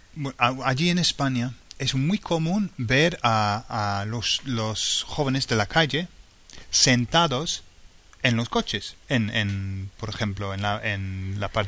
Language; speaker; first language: Spanish; non-native, fluent; English